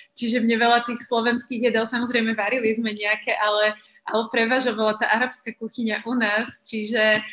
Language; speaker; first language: Slovak; native; Slovak